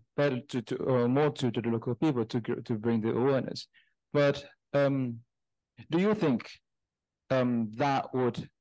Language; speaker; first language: English; non-native, fluent; Indonesian